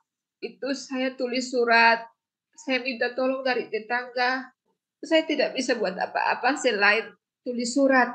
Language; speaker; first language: Indonesian; non-native, local second language; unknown